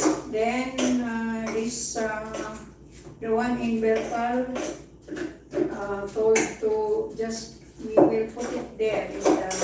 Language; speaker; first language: English; non-native, learner; Filipino